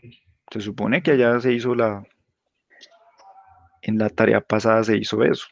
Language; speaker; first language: Spanish; native; Spanish